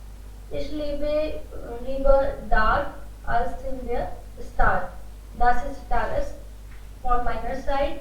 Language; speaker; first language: German; non-native, learner; Hindi